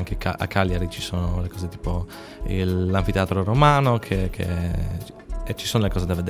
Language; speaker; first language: Italian; non-native, fluent; Polish